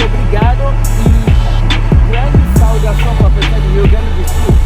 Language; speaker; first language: Portuguese; non-native, fluent; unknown